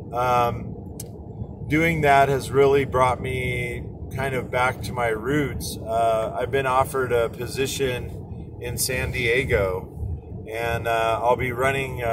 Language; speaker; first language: English; native; English